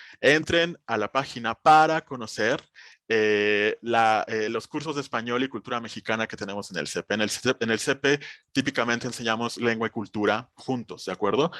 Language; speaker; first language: Spanish; native; Spanish